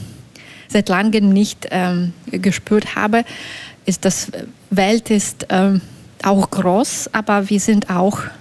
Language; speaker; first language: German; non-native, fluent; Belarusian